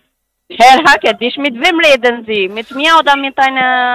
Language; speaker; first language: German; non-native, learner; Spanish